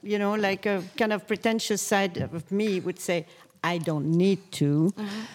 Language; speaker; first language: English; non-native, learner; French